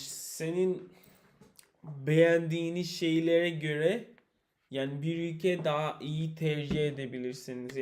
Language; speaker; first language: Turkish; non-native, learner; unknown